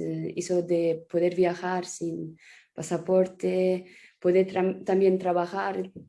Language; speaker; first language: Spanish; non-native, fluent; Portuguese